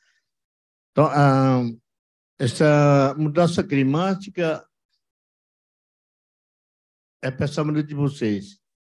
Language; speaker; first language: Portuguese; non-native, local second language; Yanomámi